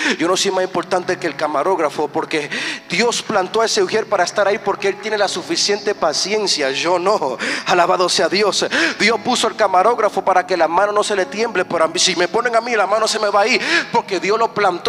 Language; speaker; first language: Spanish; native; Spanish